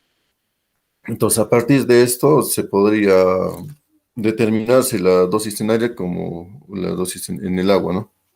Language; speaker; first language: Spanish; native; Spanish